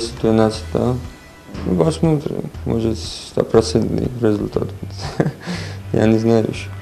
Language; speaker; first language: Russian; non-native, learner; Georgian